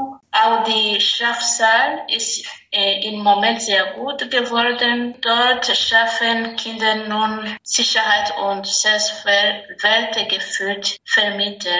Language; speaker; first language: German; non-native, learner; Rundi